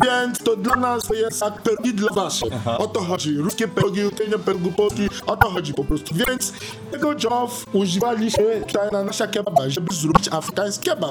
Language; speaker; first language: Polish; non-native, learner; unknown